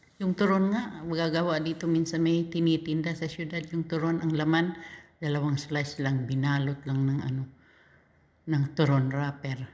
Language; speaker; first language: Filipino; non-native, local second language; Cebuano